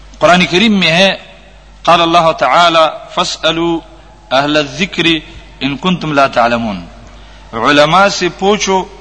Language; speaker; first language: Urdu; non-native, local second language; Pashto